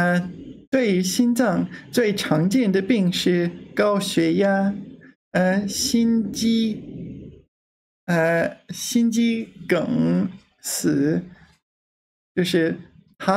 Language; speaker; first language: Chinese; non-native, learner; English